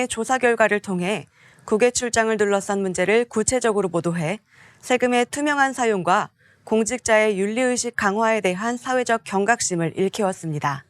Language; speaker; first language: Korean; native; Korean